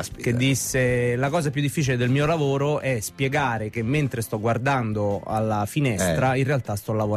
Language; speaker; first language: Italian; native; Italian